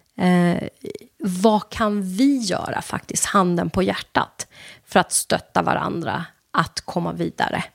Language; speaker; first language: Swedish; non-native, fluent; Persian